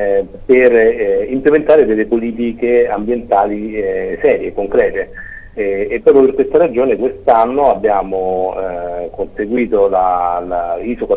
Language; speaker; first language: Italian; native; Italian